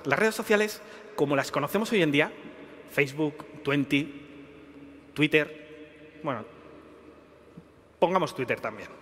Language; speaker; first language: Spanish; native; Spanish